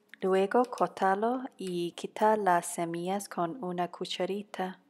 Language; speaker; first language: Spanish; non-native, fluent; Cantonese